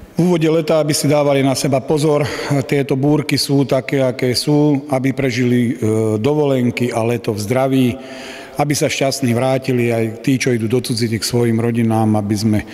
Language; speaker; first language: Slovak; native; Slovak